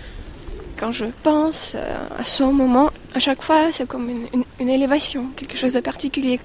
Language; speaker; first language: French; non-native, fluent; Russian